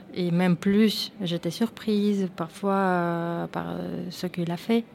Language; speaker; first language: French; non-native, fluent; Russian